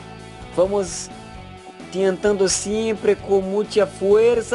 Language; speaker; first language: Portuguese; non-native, learner; Spanish